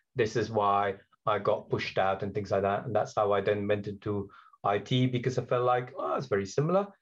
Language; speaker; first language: English; non-native, fluent; Dutch